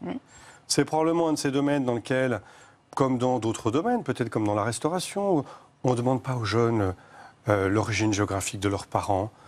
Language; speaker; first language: French; native; French